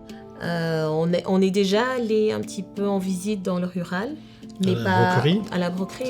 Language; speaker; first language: French; native; French